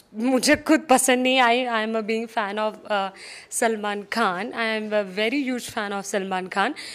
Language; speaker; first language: Hindi; non-native, local second language; Marathi